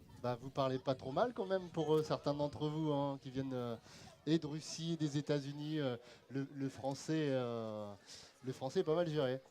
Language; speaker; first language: French; native; French